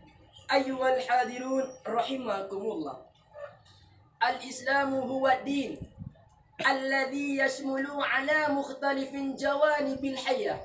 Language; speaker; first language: Arabic; non-native, learner; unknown